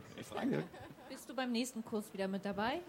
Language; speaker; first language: German; native; German